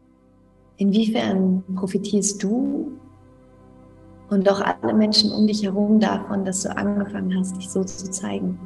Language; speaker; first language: German; native; German